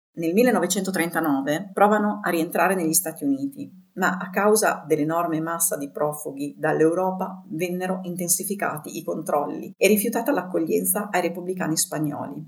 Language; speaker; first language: Italian; native; Italian